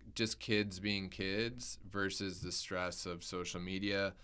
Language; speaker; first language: English; native; English